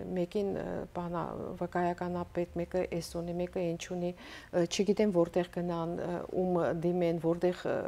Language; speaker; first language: Armenian; native; Armenian